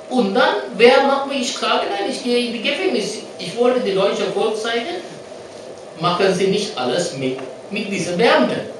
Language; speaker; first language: German; non-native, learner; Sinhala